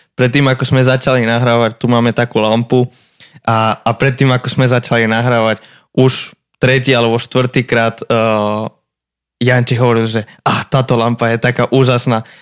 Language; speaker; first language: Slovak; non-native, fluent; Spanish